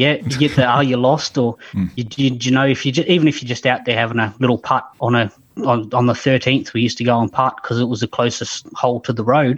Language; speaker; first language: English; native; English